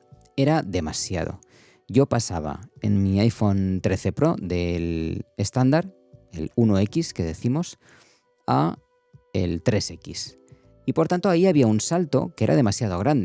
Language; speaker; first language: Spanish; native; Spanish